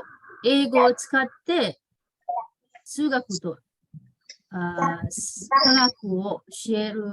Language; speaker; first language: Japanese; non-native, fluent; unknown